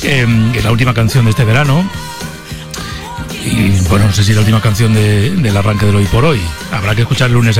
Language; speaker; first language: Spanish; native; Spanish